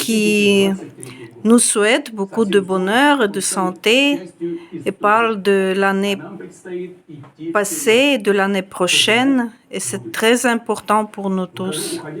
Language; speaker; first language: French; non-native, fluent; Russian